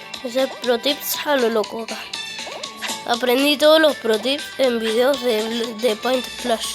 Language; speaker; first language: Spanish; native; Spanish